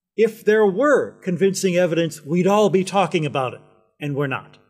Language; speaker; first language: English; native; English